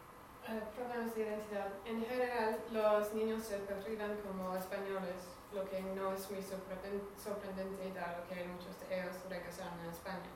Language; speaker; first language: Spanish; non-native, fluent; English